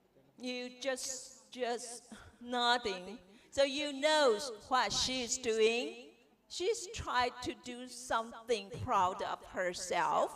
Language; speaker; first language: English; non-native, learner; Chinese